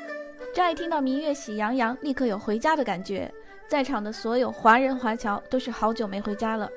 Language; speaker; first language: Chinese; native; Chinese